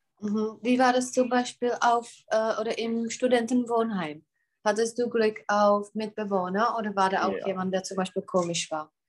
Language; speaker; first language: German; non-native, fluent; Czech